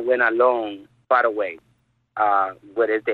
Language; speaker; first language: English; non-native, fluent; Spanish